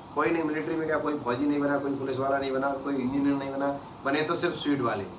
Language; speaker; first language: Hindi; non-native, local second language; Kannada